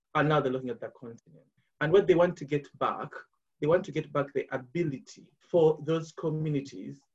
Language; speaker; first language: English; non-native, local second language; Ganda